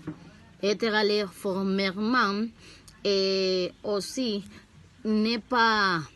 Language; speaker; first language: French; non-native, learner; Spanish